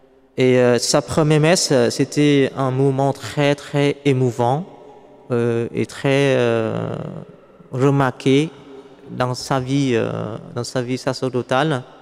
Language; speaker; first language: French; non-native, fluent; Vietnamese